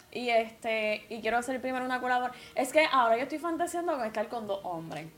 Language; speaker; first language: Spanish; native; Spanish